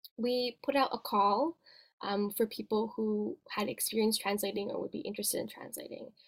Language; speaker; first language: English; native; English